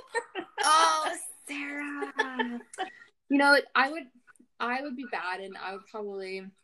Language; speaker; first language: English; native; English